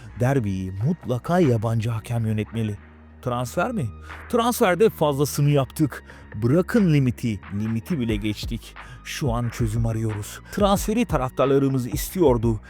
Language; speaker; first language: Turkish; native; Turkish